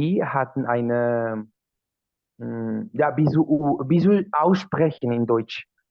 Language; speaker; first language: German; non-native, learner; Spanish